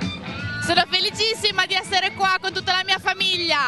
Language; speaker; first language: Italian; non-native, learner; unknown